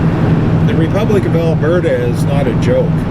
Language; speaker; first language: English; native; English